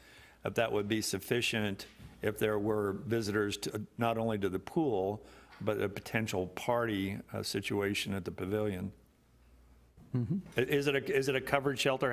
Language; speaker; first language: English; native; English